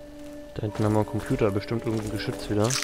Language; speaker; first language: German; native; German